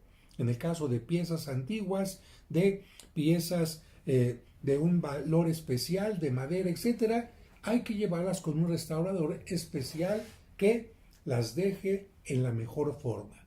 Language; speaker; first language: Spanish; native; Spanish